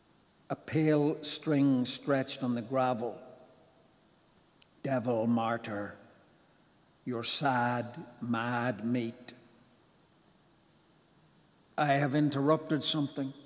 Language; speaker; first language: English; native; English